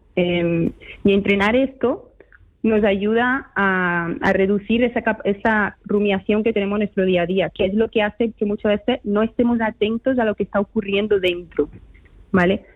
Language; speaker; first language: Spanish; early bilingual, other home language; Portuguese